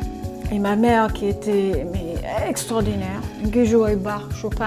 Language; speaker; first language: French; non-native, fluent; English